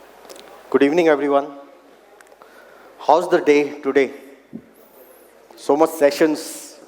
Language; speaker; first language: English; non-native, local second language; Hindi